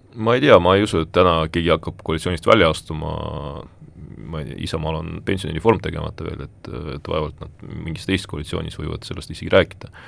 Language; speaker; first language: Estonian; non-native, local second language; Russian